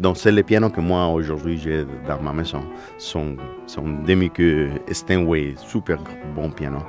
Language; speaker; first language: French; non-native, fluent; Spanish